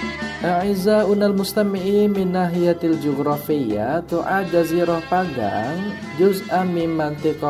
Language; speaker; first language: Arabic; non-native, fluent; Indonesian